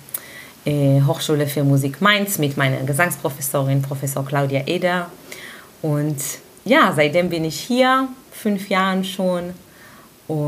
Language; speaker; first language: German; non-native, fluent; Hebrew